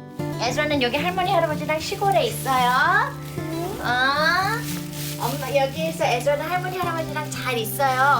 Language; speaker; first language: Korean; early bilingual, heritage; Korean